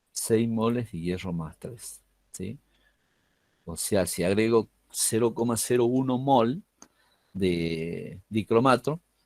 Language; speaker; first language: Spanish; native; Spanish